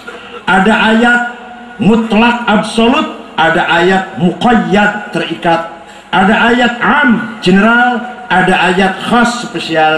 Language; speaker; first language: Indonesian; native; Indonesian